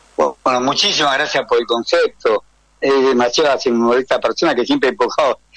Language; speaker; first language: Spanish; native; Spanish